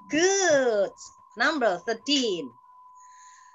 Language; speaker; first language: English; non-native, fluent; Indonesian